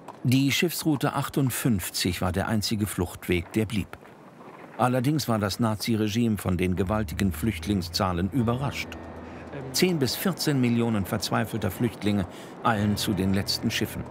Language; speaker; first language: German; native; German